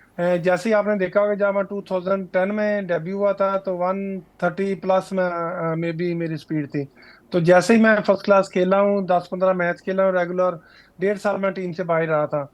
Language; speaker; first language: Urdu; non-native, local second language; Punjabi